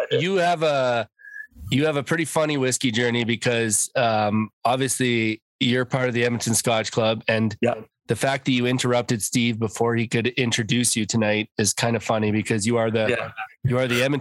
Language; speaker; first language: English; native; English